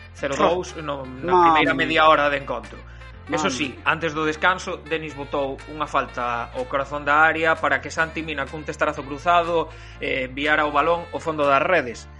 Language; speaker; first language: Galician; native; Galician